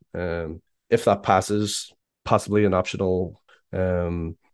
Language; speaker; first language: English; native; English